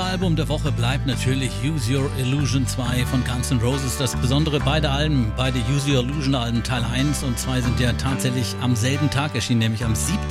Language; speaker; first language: German; native; German